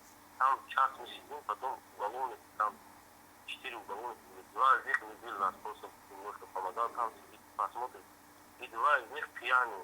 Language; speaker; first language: Russian; non-native, learner; Tajik